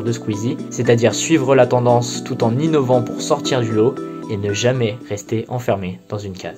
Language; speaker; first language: French; native; French